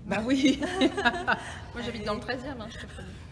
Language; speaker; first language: French; native; French